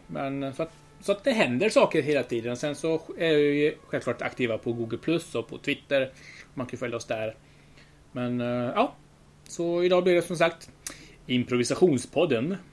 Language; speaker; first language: Swedish; early bilingual, other home language; Spanish